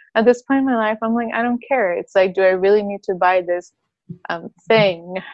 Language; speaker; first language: English; non-native, fluent; Spanish